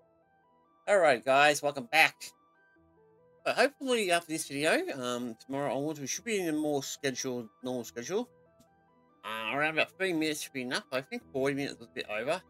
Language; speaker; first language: English; native; English